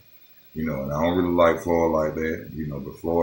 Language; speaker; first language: English; native; English